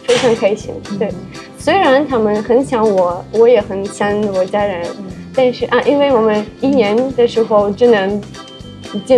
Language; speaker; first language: Chinese; non-native, fluent; Russian